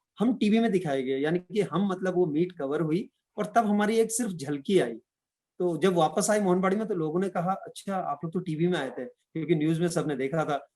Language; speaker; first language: Hindi; non-native, local second language; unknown